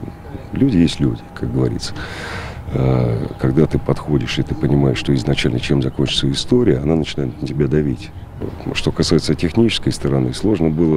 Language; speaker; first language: Russian; native; Russian